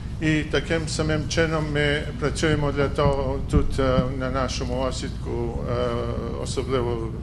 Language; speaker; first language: Ukrainian; early bilingual, heritage; Ukrainian